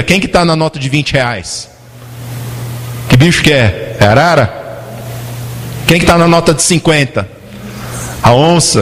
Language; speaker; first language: Portuguese; native; Portuguese